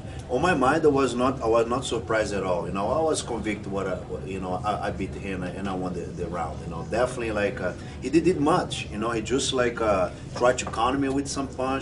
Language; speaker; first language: English; non-native, fluent; Portuguese